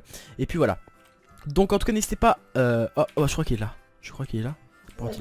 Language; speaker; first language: French; native; French